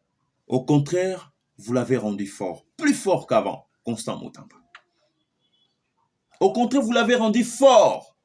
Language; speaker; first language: French; non-native, local second language; Lingala